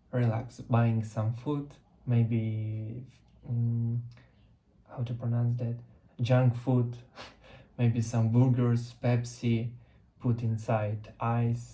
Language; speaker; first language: English; non-native, learner; Russian